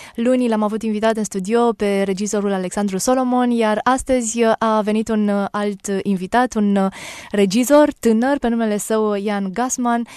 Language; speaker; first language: Romanian; native; Romanian